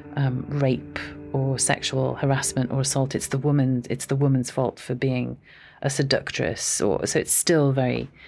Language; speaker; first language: English; native; English